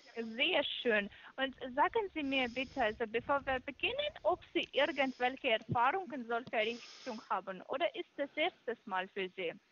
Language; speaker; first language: German; non-native, fluent; Russian